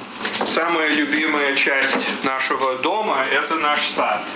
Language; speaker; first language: Russian; early bilingual, heritage; Russian